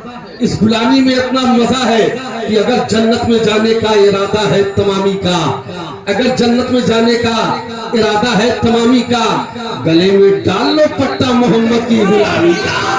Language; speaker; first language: Hindi; native; Hindi